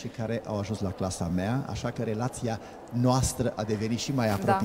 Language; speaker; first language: Romanian; native; Romanian